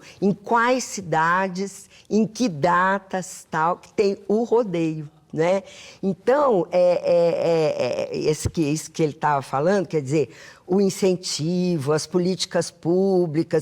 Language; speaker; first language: Portuguese; native; Portuguese